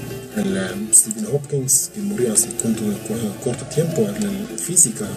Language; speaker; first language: Spanish; non-native, learner; Kurdish